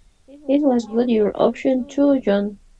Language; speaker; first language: English; non-native, fluent; Spanish